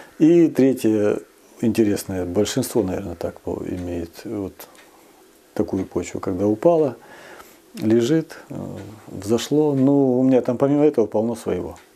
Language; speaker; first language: Russian; native; Russian